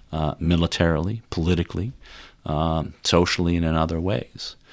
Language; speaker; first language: English; non-native, fluent; Dutch